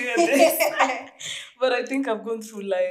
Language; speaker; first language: English; non-native, local second language; Swahili